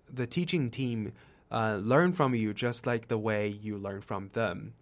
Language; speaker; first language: English; non-native, fluent; Chinese